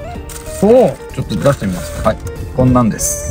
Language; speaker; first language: Japanese; native; Japanese